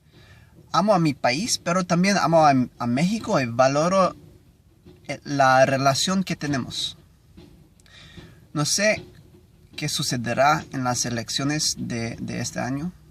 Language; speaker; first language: Spanish; non-native, learner; English